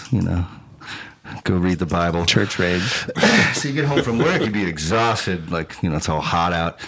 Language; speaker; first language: English; native; English